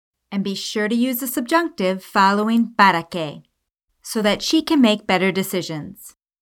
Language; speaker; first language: English; native; English